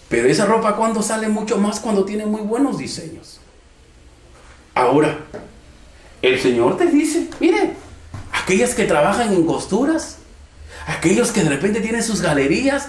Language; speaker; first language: Spanish; native; Spanish